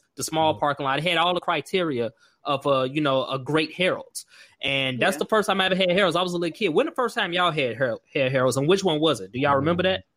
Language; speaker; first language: English; native; English